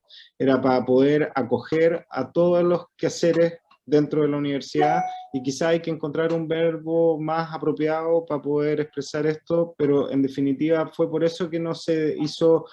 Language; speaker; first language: Spanish; native; Spanish